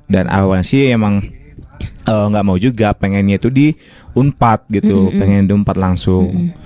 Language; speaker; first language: Indonesian; native; Indonesian